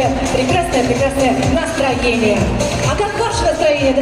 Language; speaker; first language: Russian; native; Russian